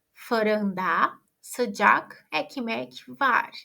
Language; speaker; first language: Turkish; non-native, fluent; Portuguese